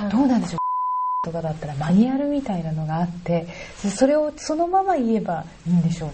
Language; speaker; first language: Japanese; native; Japanese